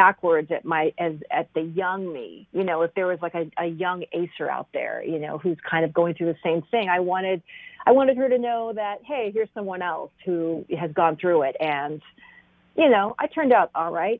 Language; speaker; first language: English; native; English